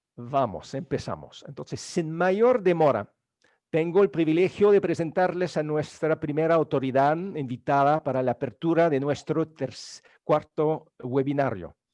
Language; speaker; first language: Spanish; non-native, fluent; French